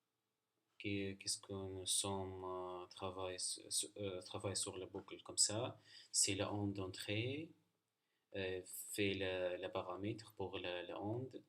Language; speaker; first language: French; non-native, learner; Arabic